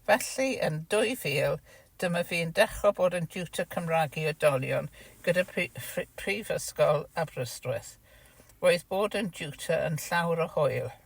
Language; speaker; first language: Welsh; non-native, fluent; English